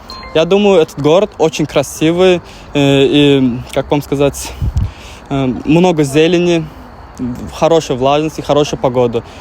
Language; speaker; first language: Russian; non-native, fluent; Turkmen